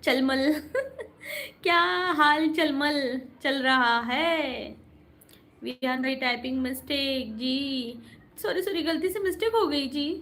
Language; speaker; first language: Hindi; non-native, local second language; Marathi